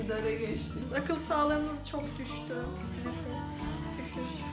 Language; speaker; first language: Turkish; native; Turkish